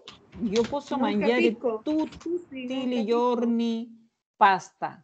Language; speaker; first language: Italian; non-native, learner; Spanish